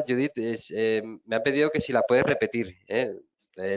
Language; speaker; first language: Spanish; native; Spanish